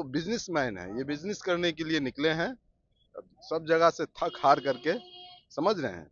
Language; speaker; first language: Hindi; native; Hindi